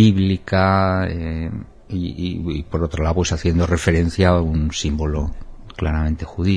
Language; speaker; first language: Spanish; native; Spanish